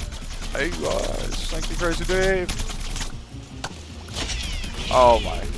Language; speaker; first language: English; native; English